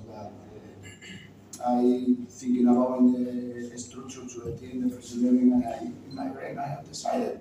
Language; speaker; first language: English; non-native, learner; Spanish